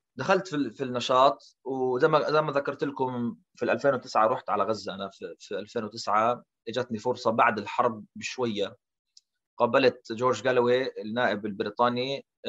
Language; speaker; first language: Arabic; early bilingual, heritage; Arabic